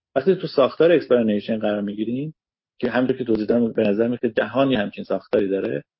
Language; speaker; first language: Persian; native; Persian